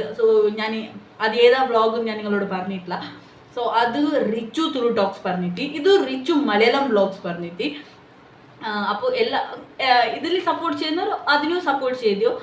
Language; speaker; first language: Malayalam; non-native, local second language; Tulu